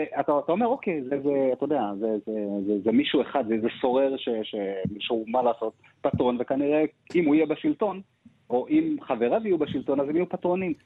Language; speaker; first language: Hebrew; early bilingual, other home language; Amharic